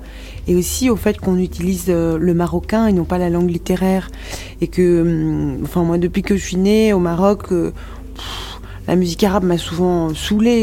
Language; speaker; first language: French; non-native, local second language; Arabic